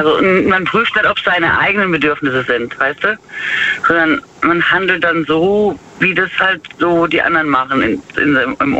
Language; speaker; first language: German; native; German